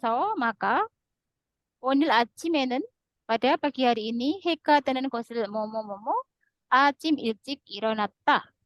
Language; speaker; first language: Korean; non-native, fluent; Indonesian